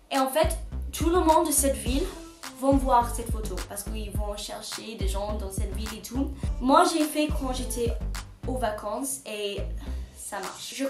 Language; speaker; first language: French; non-native, fluent; English